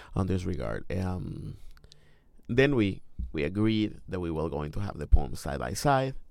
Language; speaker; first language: English; non-native, fluent; Spanish